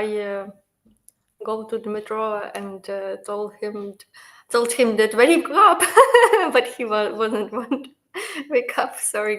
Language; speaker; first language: English; non-native, learner; Ukrainian